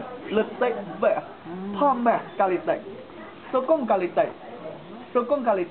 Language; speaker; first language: French; non-native, learner; Chinese